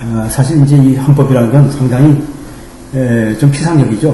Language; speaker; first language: Korean; native; Korean